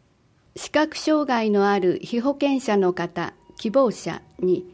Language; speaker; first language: Japanese; native; Japanese